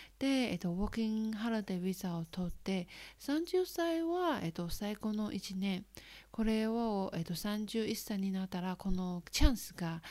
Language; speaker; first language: Japanese; non-native, learner; Chinese